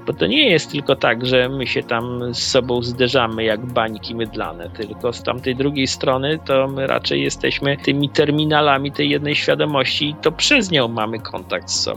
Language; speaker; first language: Polish; native; Polish